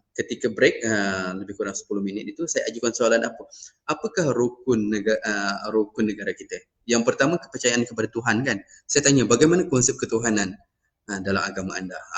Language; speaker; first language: Malay; non-native, local second language; Iban